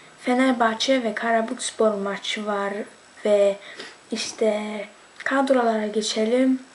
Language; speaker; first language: Turkish; early bilingual, heritage; Turkish